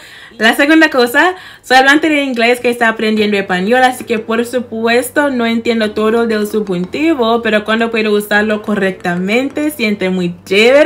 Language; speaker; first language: Spanish; non-native, fluent; English